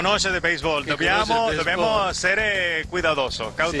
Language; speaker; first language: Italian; non-native, learner; Spanish